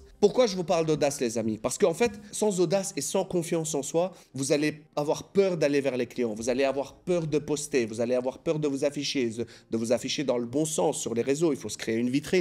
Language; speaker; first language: French; native; French